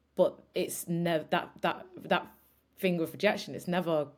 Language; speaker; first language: English; native; English